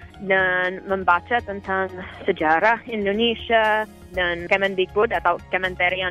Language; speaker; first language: Indonesian; non-native, fluent; English